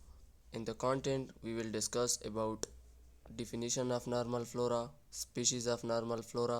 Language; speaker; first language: English; non-native, local second language; Urdu